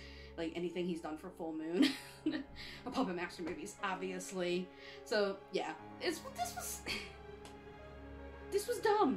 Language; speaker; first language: English; native; English